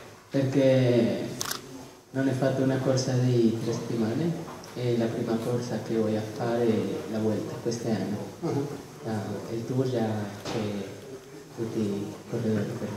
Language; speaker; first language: Italian; non-native, learner; Spanish